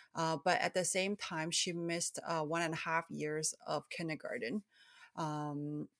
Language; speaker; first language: English; early bilingual, other home language; Cantonese